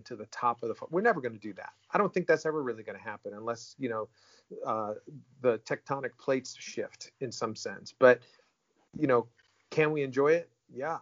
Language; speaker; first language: English; native; English